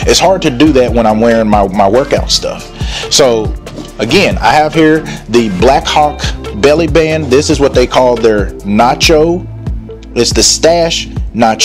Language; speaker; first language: English; native; English